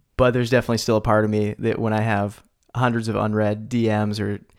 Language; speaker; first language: English; native; English